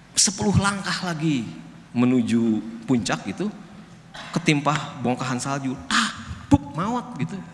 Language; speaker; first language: Indonesian; non-native, local second language; Sundanese